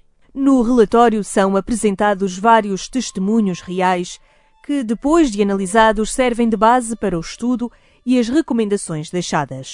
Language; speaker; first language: Portuguese; native; Portuguese